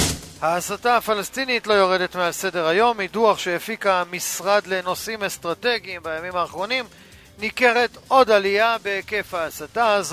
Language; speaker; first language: Hebrew; native; Hebrew